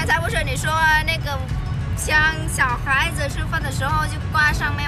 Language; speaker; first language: Chinese; non-native, fluent; Vietnamese